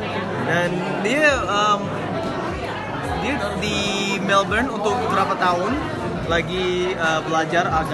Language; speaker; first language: Indonesian; early bilingual, heritage; English